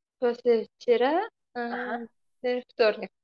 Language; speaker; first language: Russian; non-native, learner; Uzbek